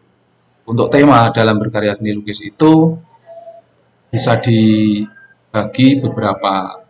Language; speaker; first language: Indonesian; non-native, local second language; Javanese